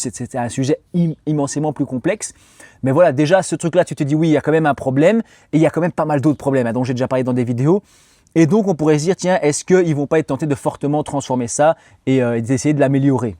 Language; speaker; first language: French; native; French